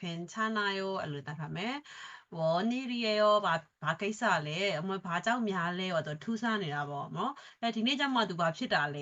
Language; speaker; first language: Korean; non-native, learner; Burmese